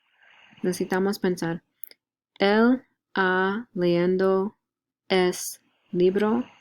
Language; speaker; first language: Spanish; non-native, learner; English